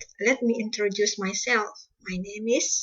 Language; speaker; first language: English; non-native, fluent; Indonesian